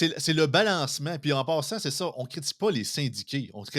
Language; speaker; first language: French; native; French